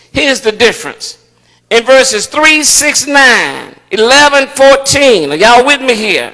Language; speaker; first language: English; native; English